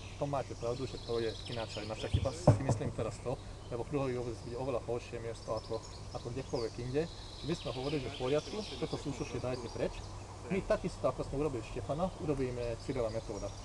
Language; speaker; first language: Slovak; non-native, local second language; Hungarian